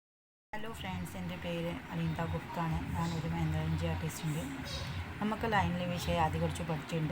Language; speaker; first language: Malayalam; non-native, fluent; Hindi